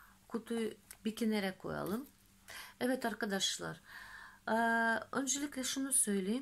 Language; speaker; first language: Turkish; non-native, fluent; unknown